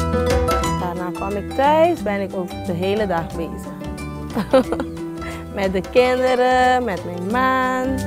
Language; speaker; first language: Dutch; non-native, local second language; Papiamento